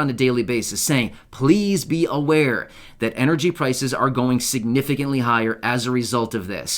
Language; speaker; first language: English; native; English